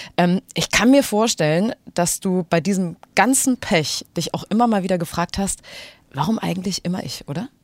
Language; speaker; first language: German; native; German